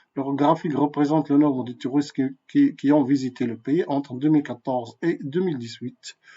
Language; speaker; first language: French; non-native, local second language; Arabic